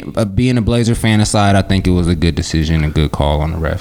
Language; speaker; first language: English; native; English